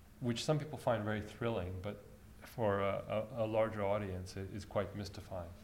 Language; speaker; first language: English; early bilingual, other home language; Armenian